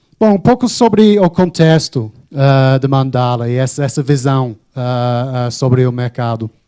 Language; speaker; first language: Portuguese; non-native, fluent; English